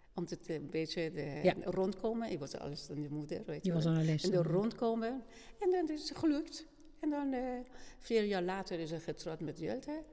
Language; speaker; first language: Dutch; non-native, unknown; Persian